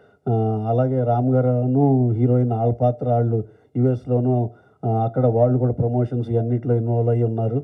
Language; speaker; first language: Telugu; native; Telugu